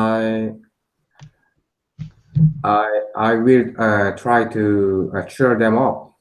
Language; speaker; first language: English; non-native, learner; Korean